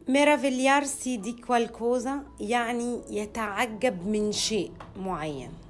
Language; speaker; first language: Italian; non-native, fluent; Arabic